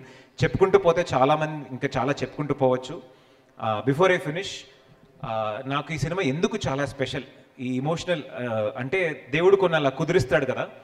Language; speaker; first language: Telugu; native; Telugu